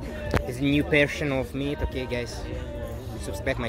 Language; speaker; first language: English; non-native, learner; Russian